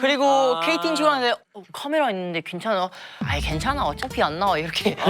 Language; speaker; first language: Korean; non-native, learner; Chinese